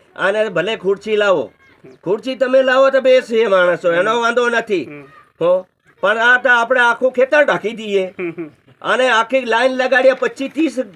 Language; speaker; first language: Gujarati; non-native, local second language; Bhili